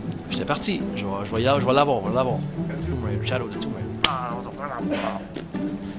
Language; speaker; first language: French; native; French